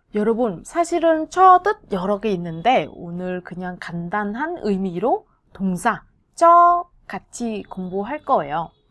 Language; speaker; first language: Korean; non-native, fluent; Vietnamese